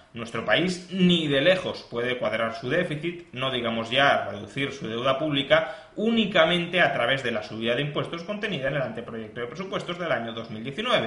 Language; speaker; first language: Spanish; native; Spanish